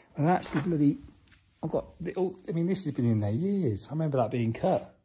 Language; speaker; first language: English; native; English